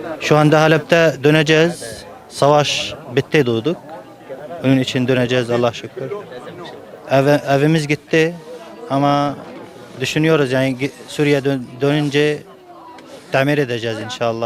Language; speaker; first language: Turkish; non-native, learner; Arabic